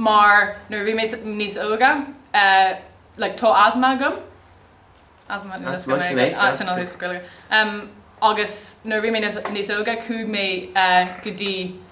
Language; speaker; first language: Irish; non-native, local second language; English